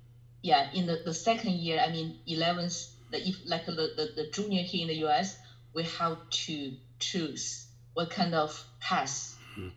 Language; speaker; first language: English; non-native, fluent; Chinese